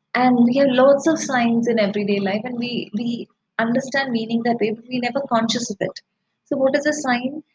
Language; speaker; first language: English; non-native, local second language; Malayalam